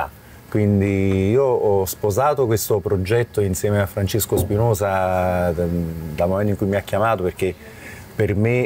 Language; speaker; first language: Italian; native; Italian